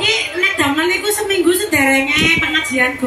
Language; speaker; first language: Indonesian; non-native, local second language; Javanese